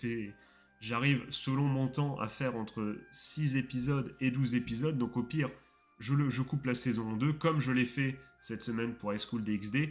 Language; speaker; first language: French; native; French